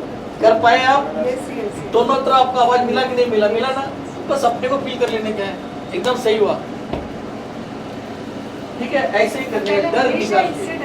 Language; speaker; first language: Hindi; native; Hindi